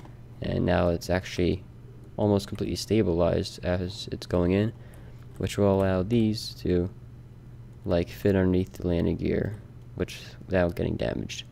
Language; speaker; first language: English; native; English